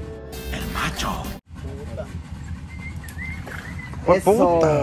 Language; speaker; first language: Spanish; native; Spanish